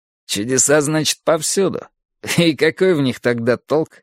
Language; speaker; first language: Russian; native; Russian